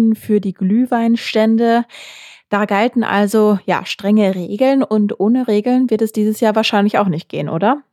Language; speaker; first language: German; native; German